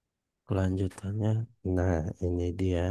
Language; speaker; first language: Indonesian; non-native, fluent; Banjar